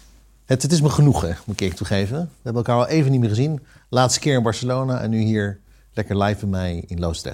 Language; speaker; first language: Dutch; native; Dutch